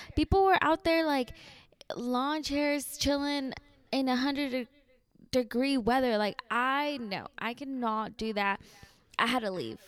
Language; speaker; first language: English; early bilingual, heritage; Spanish